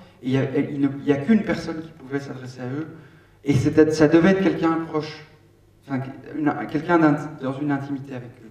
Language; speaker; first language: French; native; French